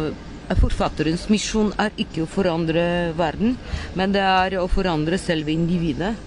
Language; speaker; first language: Norwegian; non-native, fluent; Bulgarian